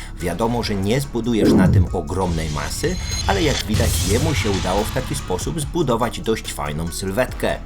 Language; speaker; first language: Polish; native; Polish